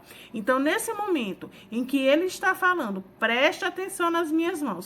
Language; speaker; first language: Portuguese; native; Portuguese